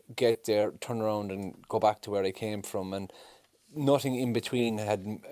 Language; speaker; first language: English; native; English